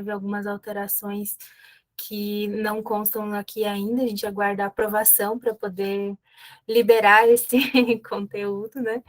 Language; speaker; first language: Portuguese; native; Portuguese